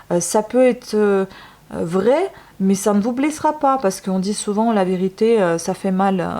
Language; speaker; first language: French; non-native, fluent; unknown